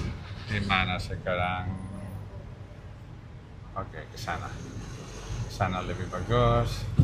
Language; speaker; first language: Indonesian; non-native, learner; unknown